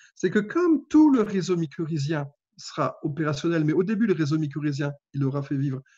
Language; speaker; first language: French; native; French